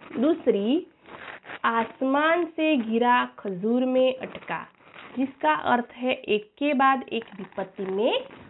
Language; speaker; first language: Hindi; non-native, local second language; Gujarati